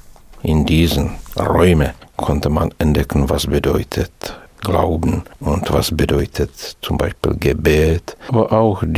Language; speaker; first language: German; non-native, fluent; Czech